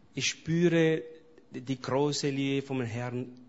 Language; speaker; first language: German; non-native, fluent; Spanish